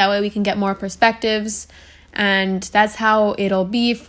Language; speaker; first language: English; native; English